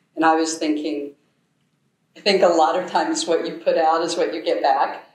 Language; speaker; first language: English; native; English